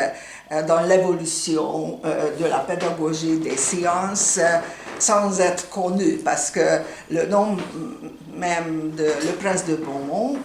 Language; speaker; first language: French; non-native, fluent; Hungarian